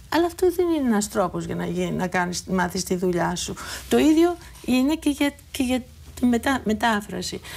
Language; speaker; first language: Greek; native; Greek